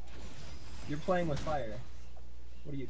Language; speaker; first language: English; native; English